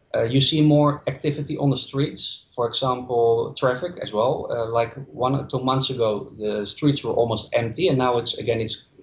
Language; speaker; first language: English; non-native, fluent; Dutch